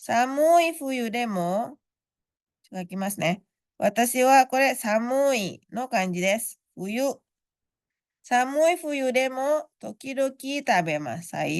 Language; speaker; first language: Japanese; non-native, fluent; Indonesian